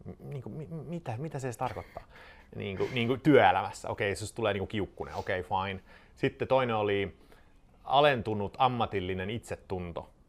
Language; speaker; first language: Finnish; non-native, fluent; Swedish